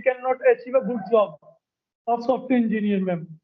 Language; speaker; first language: English; non-native, learner; Hindi